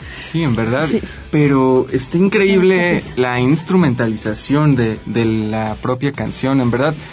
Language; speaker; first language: Spanish; native; Spanish